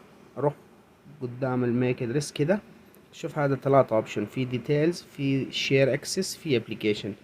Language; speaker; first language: Arabic; non-native, learner; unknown